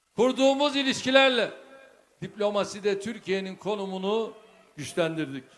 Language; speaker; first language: Turkish; native; Turkish